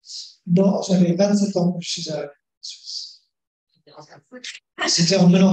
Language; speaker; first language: French; non-native, fluent; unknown